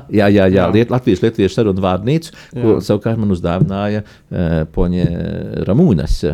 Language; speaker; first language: Latvian; native; Latvian